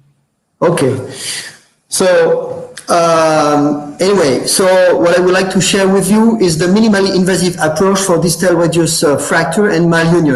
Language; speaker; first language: English; non-native, fluent; French